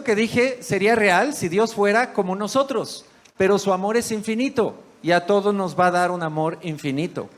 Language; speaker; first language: Spanish; native; Spanish